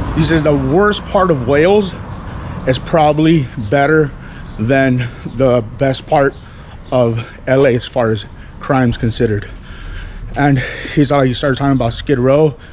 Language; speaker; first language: English; native; English